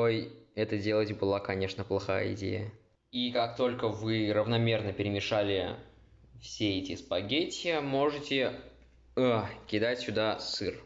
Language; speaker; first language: Russian; native; Russian